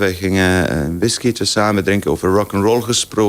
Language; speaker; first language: Dutch; non-native, fluent; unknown